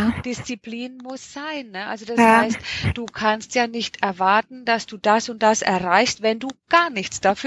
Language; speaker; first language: German; native; German